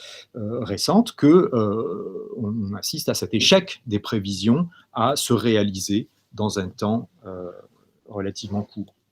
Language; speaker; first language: French; native; French